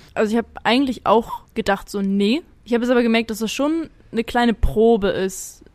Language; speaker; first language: German; native; German